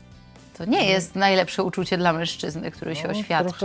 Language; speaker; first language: Polish; native; Polish